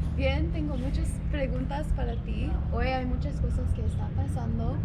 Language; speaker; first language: Spanish; non-native, learner; English